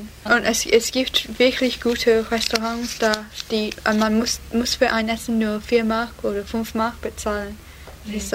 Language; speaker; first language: German; non-native, learner; English